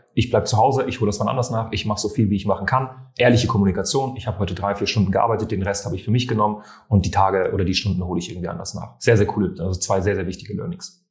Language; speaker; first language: German; non-native, fluent; French